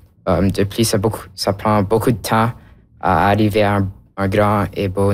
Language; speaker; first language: French; non-native, local second language; English